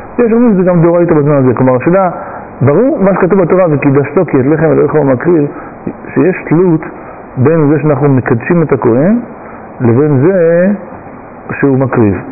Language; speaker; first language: Hebrew; native; Hebrew